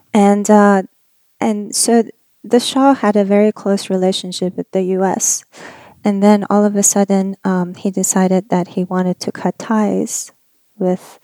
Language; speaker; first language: English; non-native, fluent; Persian